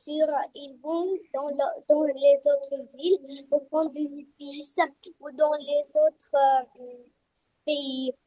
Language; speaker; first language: French; non-native, fluent; Russian